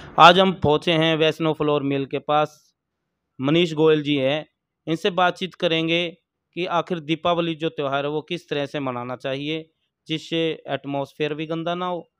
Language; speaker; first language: Hindi; native; Hindi